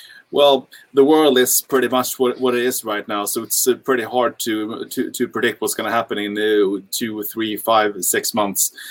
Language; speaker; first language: English; non-native, fluent; Swedish